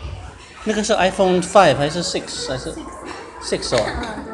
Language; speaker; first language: Chinese; non-native, learner; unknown